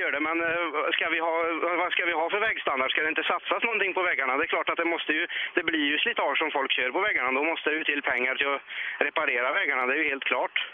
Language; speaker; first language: Swedish; native; Swedish